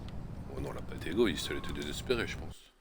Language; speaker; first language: French; native; French